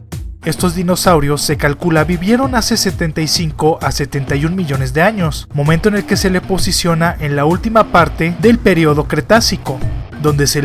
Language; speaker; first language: Spanish; native; Spanish